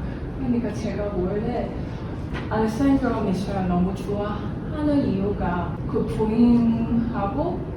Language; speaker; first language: Korean; non-native, learner; Cantonese